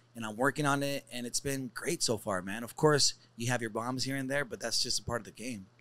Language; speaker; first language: English; native; English